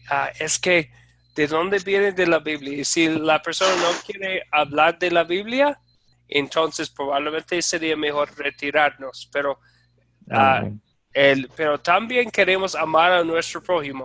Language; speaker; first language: Spanish; non-native, fluent; English